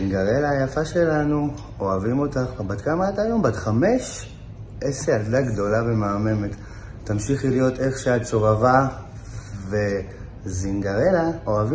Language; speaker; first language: Hebrew; native; Hebrew